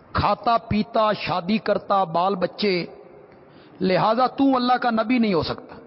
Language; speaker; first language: Urdu; non-native, local second language; Punjabi